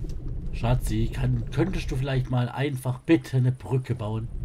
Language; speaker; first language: German; native; German